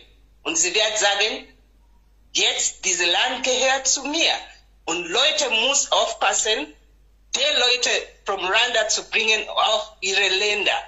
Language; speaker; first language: German; non-native, learner; Ganda